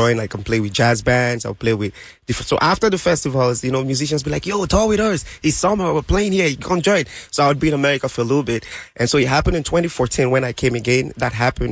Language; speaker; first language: English; non-native, local second language; Yoruba